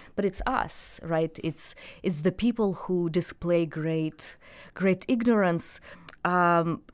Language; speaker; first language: English; non-native, fluent; Russian